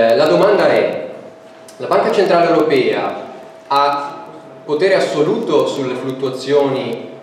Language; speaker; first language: Italian; native; Italian